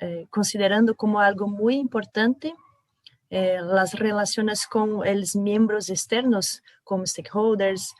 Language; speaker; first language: Spanish; non-native, fluent; Portuguese